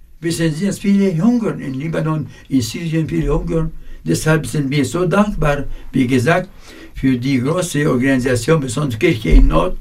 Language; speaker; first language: German; non-native, fluent; Arabic